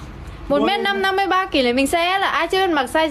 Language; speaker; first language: Vietnamese; native; Vietnamese